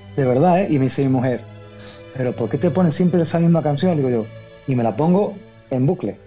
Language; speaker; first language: Spanish; native; Spanish